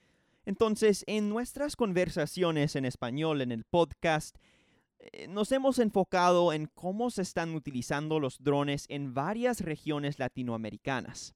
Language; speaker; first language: Spanish; non-native, fluent; English